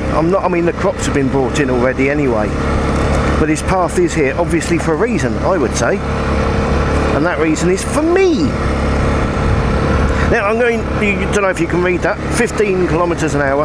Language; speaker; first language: English; native; English